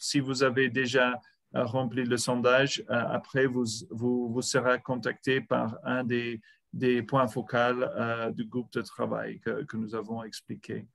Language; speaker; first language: French; non-native, fluent; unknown